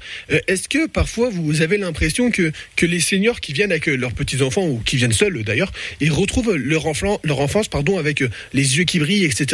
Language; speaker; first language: French; native; French